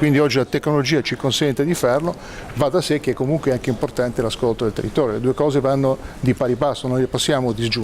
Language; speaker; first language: Italian; native; Italian